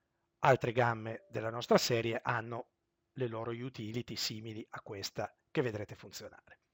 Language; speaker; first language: Italian; native; Italian